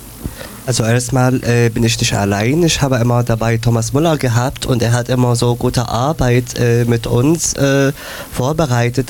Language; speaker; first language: German; non-native, fluent; Arabic